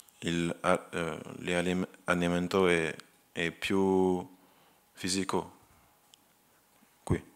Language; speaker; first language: Italian; non-native, learner; French